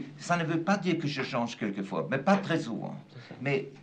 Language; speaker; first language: French; non-native, fluent; German